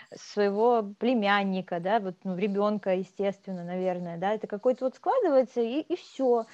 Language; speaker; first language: Russian; native; Russian